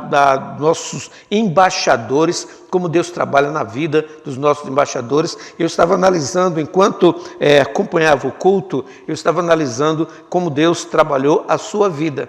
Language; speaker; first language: Portuguese; native; Portuguese